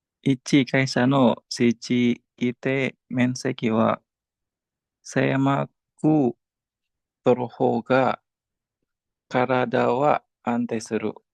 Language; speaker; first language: Japanese; non-native, learner; Indonesian